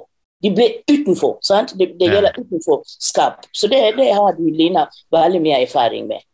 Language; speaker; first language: Norwegian; non-native, fluent; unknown